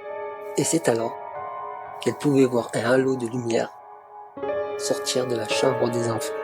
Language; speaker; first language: French; native; French